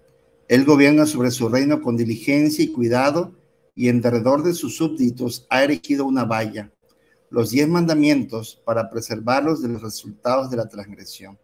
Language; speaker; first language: Spanish; native; Spanish